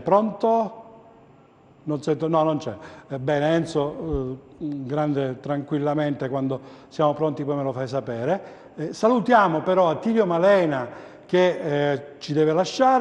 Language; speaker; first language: Italian; native; Italian